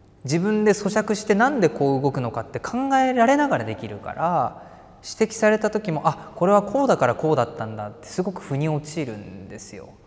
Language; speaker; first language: Japanese; native; Japanese